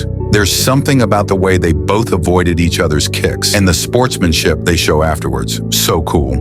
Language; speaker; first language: English; native; English